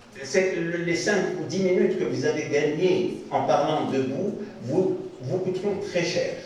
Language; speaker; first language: French; non-native, local second language; Arabic